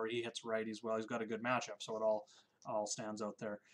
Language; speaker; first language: English; native; English